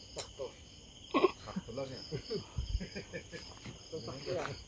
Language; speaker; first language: Filipino; native; Filipino